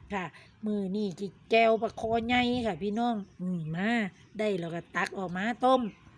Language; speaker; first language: Thai; native; Thai